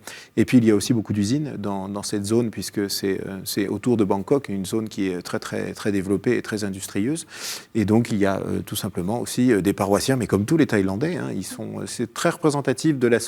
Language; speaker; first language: French; native; French